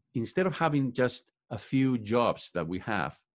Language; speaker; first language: English; non-native, fluent; Spanish